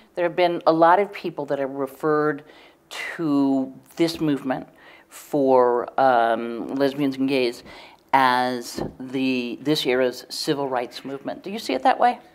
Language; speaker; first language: English; native; English